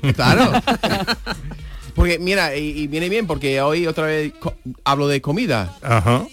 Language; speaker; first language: Spanish; non-native, fluent; English